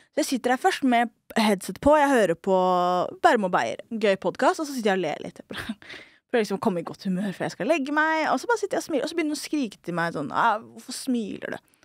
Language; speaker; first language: Norwegian; early bilingual, other home language; Somali